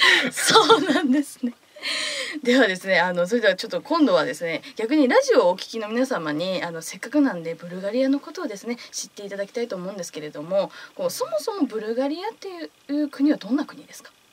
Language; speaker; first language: Japanese; native; Japanese